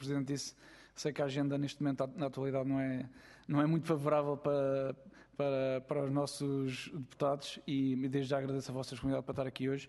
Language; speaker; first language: Portuguese; native; Portuguese